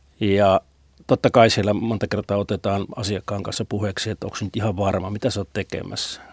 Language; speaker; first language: Finnish; native; Finnish